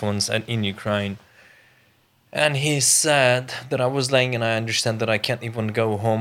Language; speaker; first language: English; non-native, fluent; Ukrainian